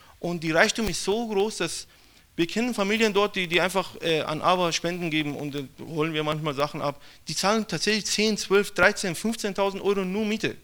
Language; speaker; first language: German; non-native, fluent; Persian